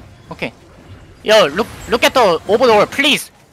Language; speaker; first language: English; non-native, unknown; Korean